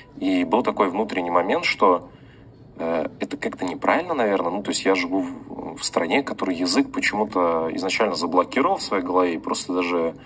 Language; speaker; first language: Russian; native; Russian